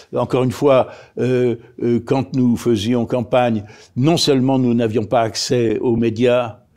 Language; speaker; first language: French; native; French